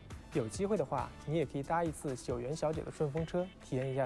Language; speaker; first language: Chinese; native; Chinese